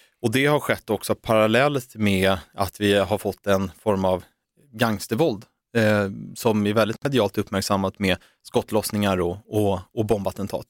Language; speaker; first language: Swedish; native; Swedish